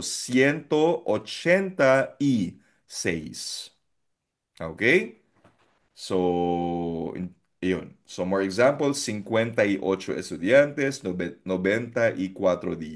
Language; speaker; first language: Spanish; non-native, fluent; Filipino